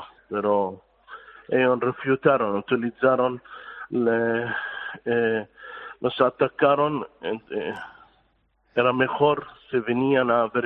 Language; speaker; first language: Spanish; non-native, fluent; Arabic